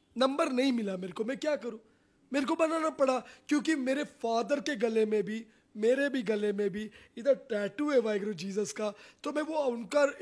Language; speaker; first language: Hindi; non-native, local second language; Punjabi